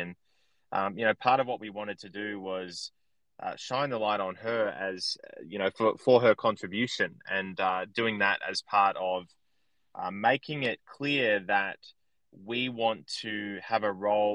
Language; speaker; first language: English; native; English